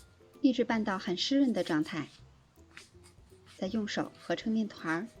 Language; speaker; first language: Chinese; native; Chinese